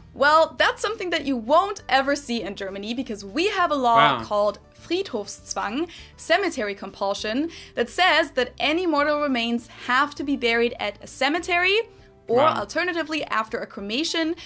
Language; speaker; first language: English; non-native, fluent; German